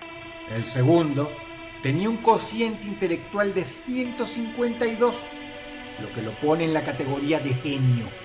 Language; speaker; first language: Spanish; native; Spanish